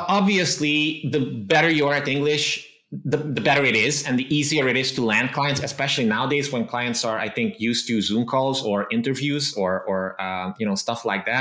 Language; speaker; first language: English; non-native, fluent; Romanian